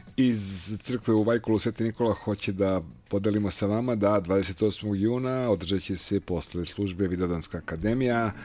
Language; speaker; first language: Serbian; native; Serbian